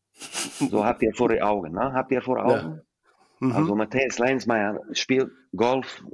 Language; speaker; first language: German; non-native, fluent; English